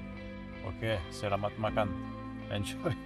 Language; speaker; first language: Indonesian; non-native, fluent; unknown